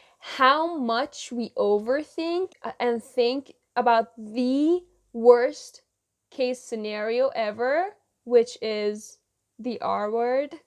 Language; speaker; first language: English; non-native, fluent; Persian